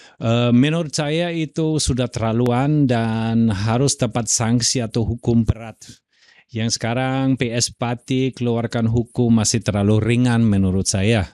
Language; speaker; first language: Indonesian; non-native, fluent; German